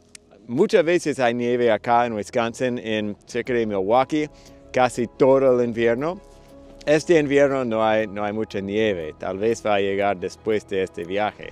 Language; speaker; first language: Spanish; non-native, fluent; English